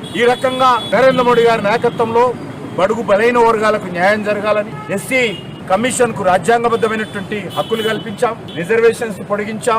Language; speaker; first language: Telugu; native; Telugu